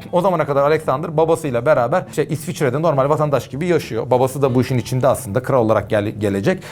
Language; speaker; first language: Turkish; native; Turkish